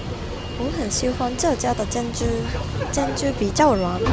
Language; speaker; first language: Chinese; non-native, learner; Japanese